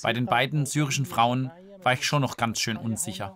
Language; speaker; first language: German; native; German